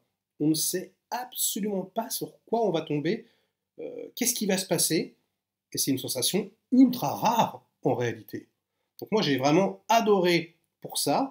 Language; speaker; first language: French; native; French